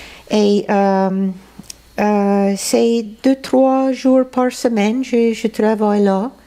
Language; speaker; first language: French; non-native, local second language; English